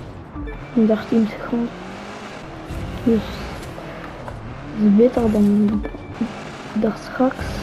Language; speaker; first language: Dutch; non-native, local second language; French